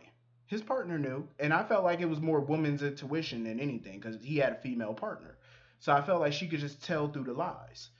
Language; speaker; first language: English; native; English